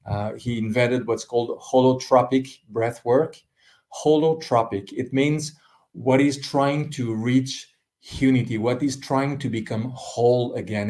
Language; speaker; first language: English; non-native, fluent; French